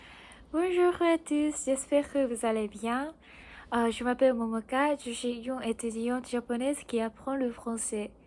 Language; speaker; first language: French; non-native, learner; Japanese